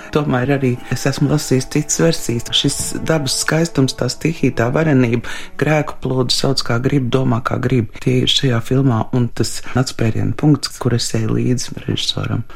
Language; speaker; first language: Latvian; native; Latvian